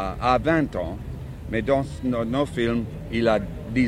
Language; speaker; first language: French; non-native, learner; English